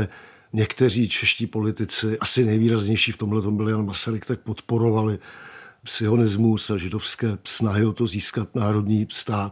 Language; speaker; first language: Czech; native; Czech